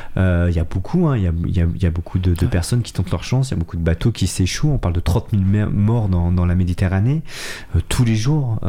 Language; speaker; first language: French; native; French